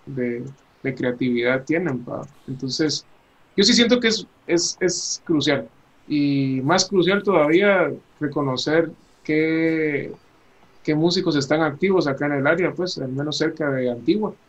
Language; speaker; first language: Spanish; native; Spanish